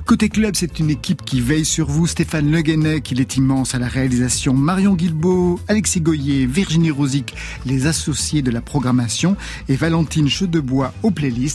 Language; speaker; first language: French; native; French